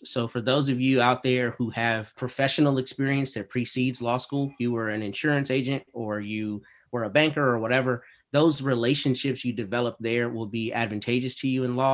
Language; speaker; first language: English; native; English